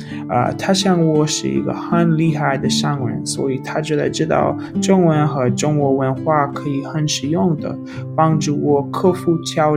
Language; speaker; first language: Chinese; non-native, learner; English